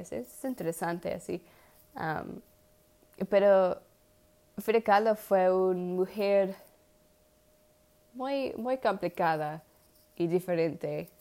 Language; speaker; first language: Spanish; non-native, learner; English